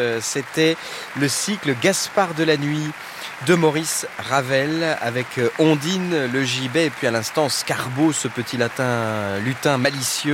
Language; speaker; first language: French; native; French